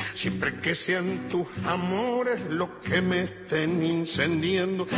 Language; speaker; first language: Spanish; native; Spanish